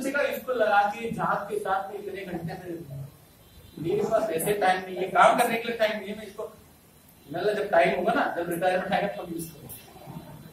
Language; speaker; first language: Hindi; non-native, local second language; Malayalam